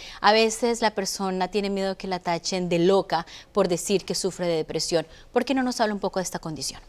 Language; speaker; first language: Spanish; native; Spanish